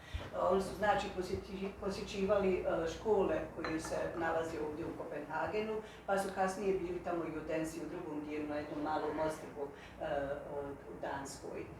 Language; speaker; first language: Bosnian; native; Bosnian